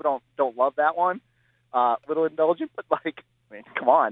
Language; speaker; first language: English; native; English